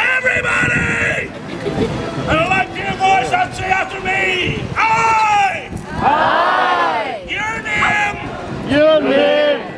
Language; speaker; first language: English; native; English